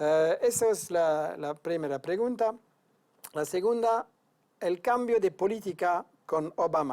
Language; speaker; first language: Spanish; non-native, fluent; French